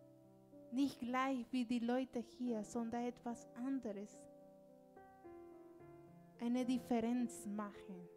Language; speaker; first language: German; non-native, learner; Spanish